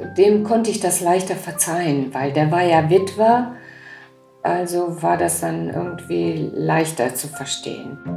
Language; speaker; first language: German; native; German